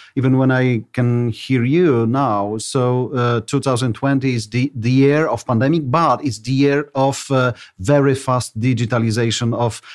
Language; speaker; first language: English; non-native, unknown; Polish